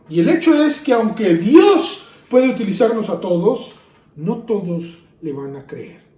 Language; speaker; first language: Spanish; native; Spanish